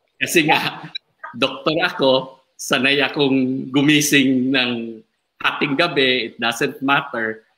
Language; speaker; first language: Filipino; non-native, local second language; Bikol